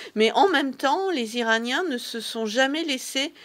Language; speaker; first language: French; early bilingual, other home language; Persian